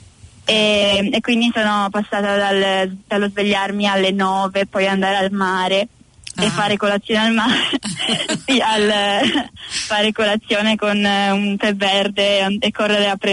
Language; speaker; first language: Italian; native; Italian